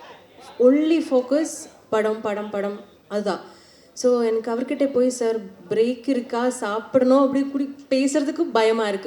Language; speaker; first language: Tamil; non-native, learner; Malayalam